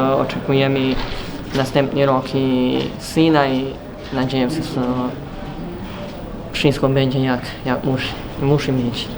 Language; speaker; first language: Polish; non-native, learner; Serbian